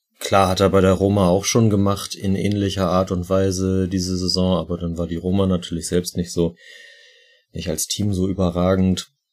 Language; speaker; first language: German; native; German